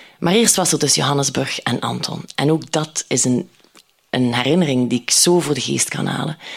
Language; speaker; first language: Dutch; native; Dutch